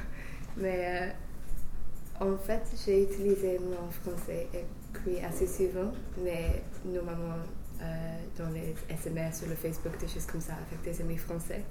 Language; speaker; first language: French; non-native, fluent; English